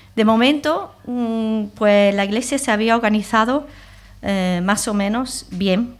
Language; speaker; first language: Spanish; non-native, fluent; English